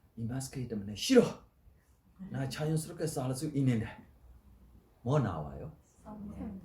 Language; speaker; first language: Korean; non-native, learner; Burmese